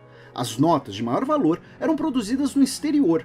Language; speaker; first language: Portuguese; native; Portuguese